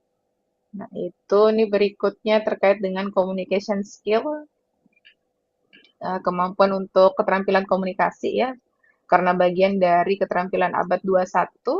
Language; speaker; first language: Indonesian; native; Indonesian